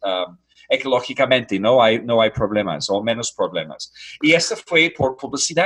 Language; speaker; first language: Spanish; non-native, fluent; English